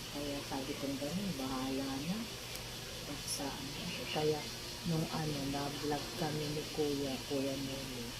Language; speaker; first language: Filipino; native; Filipino